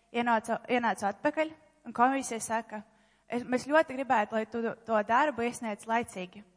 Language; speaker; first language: Latvian; non-native, local second language; Russian